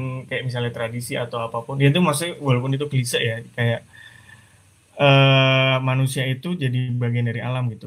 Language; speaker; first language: Indonesian; native; Indonesian